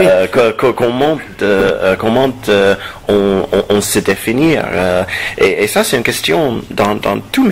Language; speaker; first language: French; non-native, fluent; English